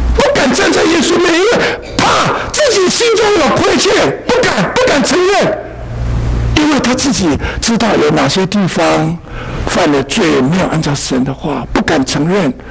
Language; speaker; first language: Chinese; native; Chinese